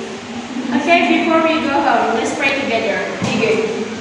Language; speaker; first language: English; non-native, learner; Indonesian